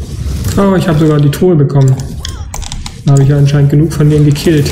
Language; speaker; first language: German; native; German